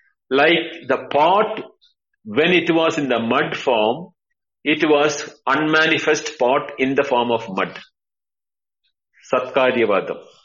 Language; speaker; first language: English; non-native, local second language; Tamil